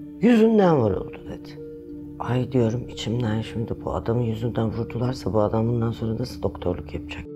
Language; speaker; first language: Turkish; native; Turkish